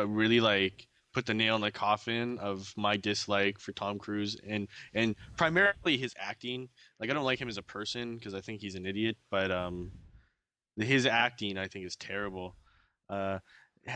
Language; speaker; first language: English; native; English